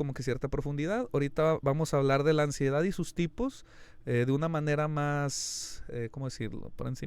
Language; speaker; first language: Spanish; native; Spanish